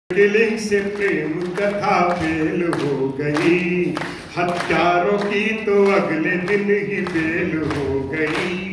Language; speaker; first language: Hindi; non-native, local second language; Punjabi